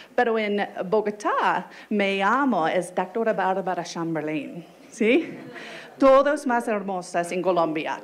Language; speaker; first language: Spanish; non-native, learner; English